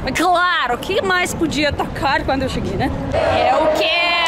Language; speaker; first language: Portuguese; non-native, fluent; Russian